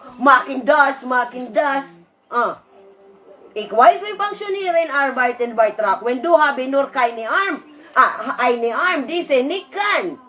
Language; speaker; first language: German; non-native, learner; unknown